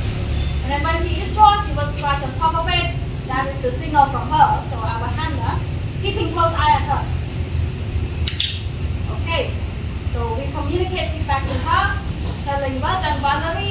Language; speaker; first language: English; non-native, fluent; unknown